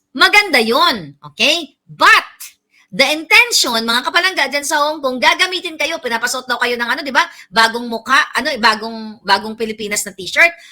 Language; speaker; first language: Filipino; non-native, local second language; Cebuano